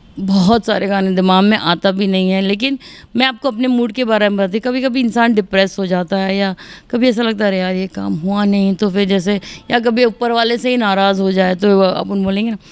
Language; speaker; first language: Hindi; native; Hindi